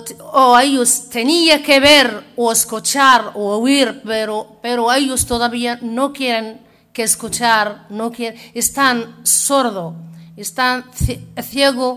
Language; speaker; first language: Spanish; non-native, learner; Arabic